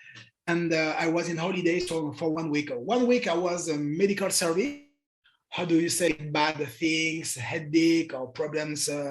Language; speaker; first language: English; non-native, learner; French